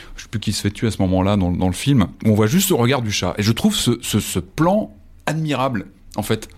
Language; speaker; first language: French; native; French